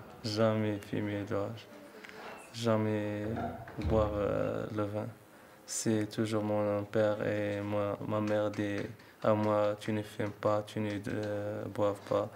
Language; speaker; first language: French; non-native, learner; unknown